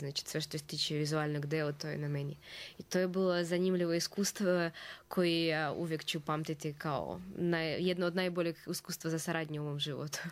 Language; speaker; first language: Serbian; non-native, fluent; Russian